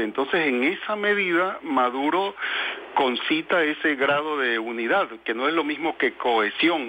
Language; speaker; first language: Spanish; native; Spanish